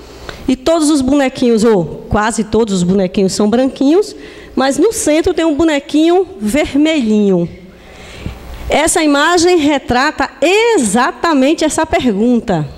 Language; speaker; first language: Portuguese; native; Portuguese